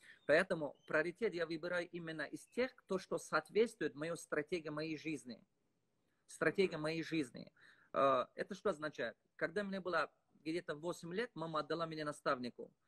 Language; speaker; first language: Russian; non-native, fluent; Tajik